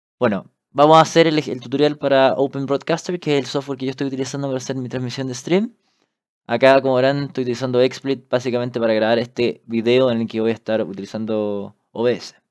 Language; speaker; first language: Spanish; native; Spanish